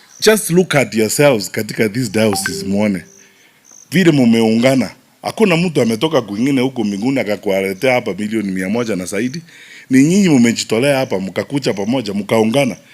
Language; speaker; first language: Swahili; non-native, local second language; Gusii